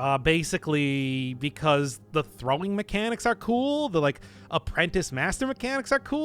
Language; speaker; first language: English; native; English